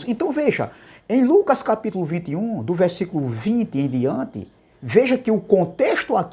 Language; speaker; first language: Portuguese; native; Portuguese